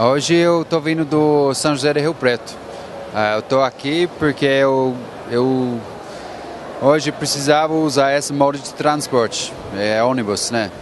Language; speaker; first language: Portuguese; non-native, fluent; English